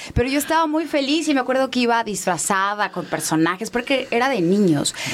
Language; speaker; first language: Spanish; native; Spanish